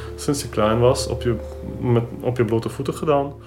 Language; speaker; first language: Dutch; non-native, fluent; Ukrainian